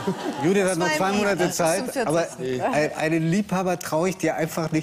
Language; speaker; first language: German; native; German